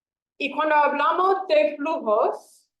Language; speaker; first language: Spanish; non-native, fluent; English